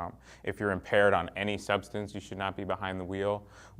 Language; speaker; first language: English; native; English